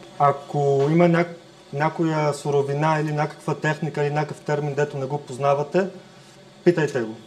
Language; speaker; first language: Bulgarian; non-native, fluent; Greek